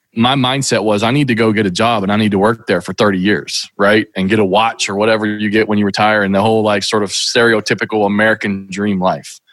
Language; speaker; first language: English; native; English